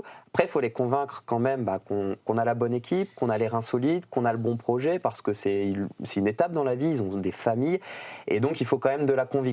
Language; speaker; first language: French; native; French